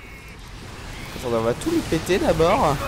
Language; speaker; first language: French; native; French